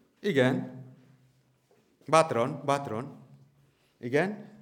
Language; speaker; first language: Hungarian; non-native, learner; Bangla